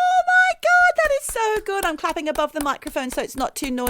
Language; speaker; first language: English; native; English